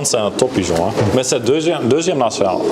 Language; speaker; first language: French; non-native, learner; Dutch